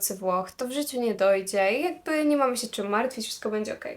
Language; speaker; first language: Polish; native; Polish